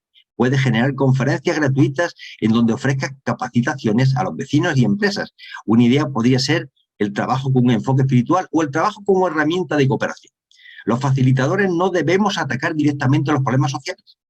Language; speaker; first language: Spanish; native; Spanish